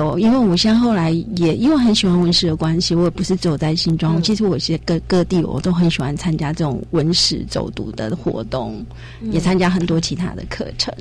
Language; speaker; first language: Chinese; native; Chinese